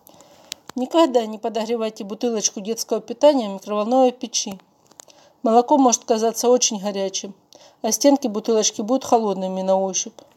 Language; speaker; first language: Russian; native; Russian